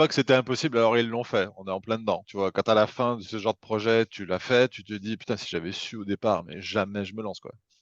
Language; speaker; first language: French; native; French